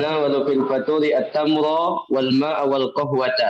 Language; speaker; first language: Arabic; non-native, learner; Indonesian